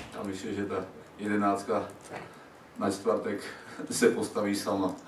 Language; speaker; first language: Polish; non-native, learner; Czech